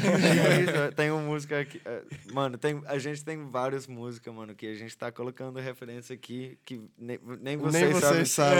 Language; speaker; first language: Portuguese; non-native, fluent; English